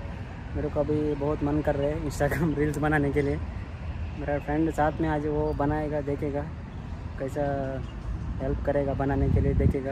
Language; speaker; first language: Hindi; non-native, local second language; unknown